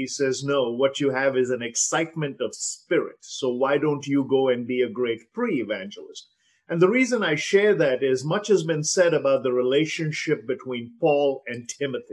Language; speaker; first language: English; non-native, local second language; Telugu